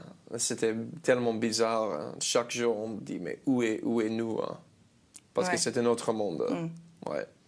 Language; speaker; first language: French; non-native, learner; English